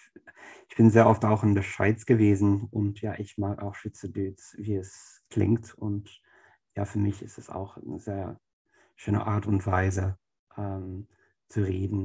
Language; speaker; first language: German; non-native, fluent; English